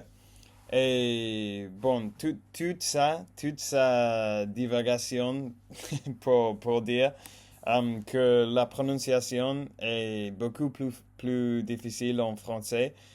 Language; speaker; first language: French; non-native, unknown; English